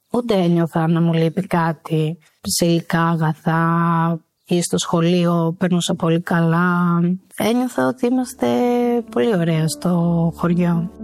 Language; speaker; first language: Greek; early bilingual, other home language; Albanian